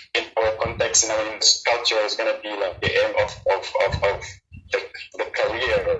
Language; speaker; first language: English; non-native, fluent; Indonesian